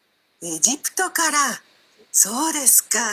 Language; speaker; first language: Japanese; non-native, learner; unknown